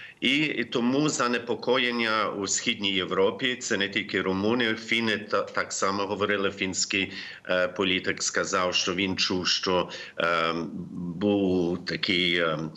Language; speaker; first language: Ukrainian; early bilingual, heritage; Ukrainian